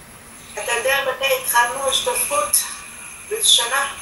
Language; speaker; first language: Hebrew; non-native, fluent; Arabic